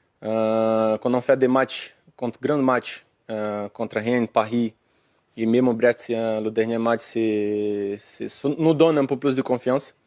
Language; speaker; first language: French; non-native, learner; Portuguese